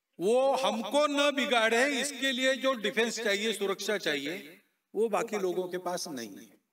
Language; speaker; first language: Hindi; non-native, local second language; Marathi